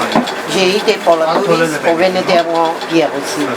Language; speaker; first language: French; non-native, learner; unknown